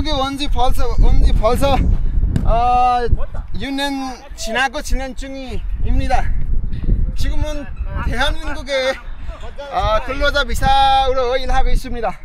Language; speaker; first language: Korean; non-native, fluent; Nepali